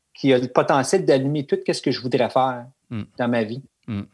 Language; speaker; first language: French; native; French